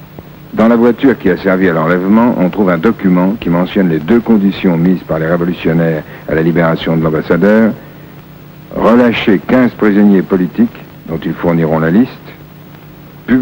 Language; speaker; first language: French; native; French